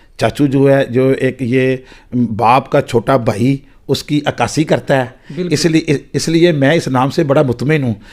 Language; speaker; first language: Urdu; non-native, local second language; Punjabi